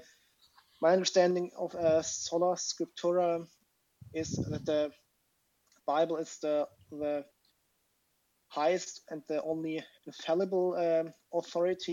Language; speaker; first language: English; non-native, fluent; German